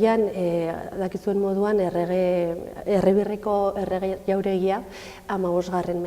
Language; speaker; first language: Basque; non-native, local second language; Spanish